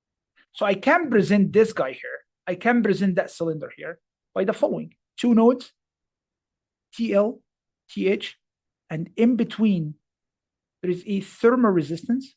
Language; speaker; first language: English; non-native, fluent; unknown